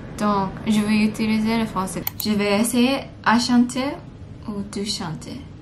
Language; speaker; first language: French; non-native, learner; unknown